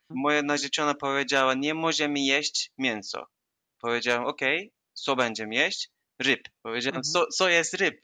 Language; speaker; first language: Polish; non-native, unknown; Turkish